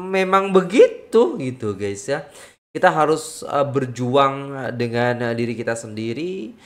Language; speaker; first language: Malay; non-native, fluent; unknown